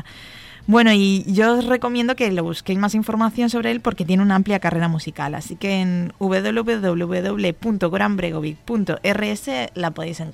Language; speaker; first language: Spanish; native; Spanish